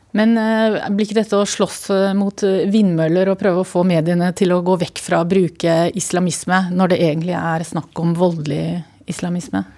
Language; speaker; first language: Norwegian; native; Norwegian